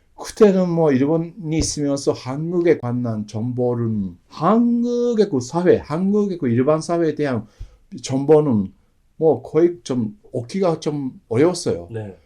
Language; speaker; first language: Korean; non-native, fluent; Japanese